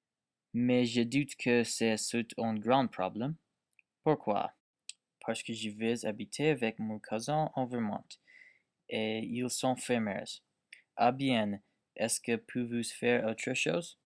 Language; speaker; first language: French; non-native, learner; English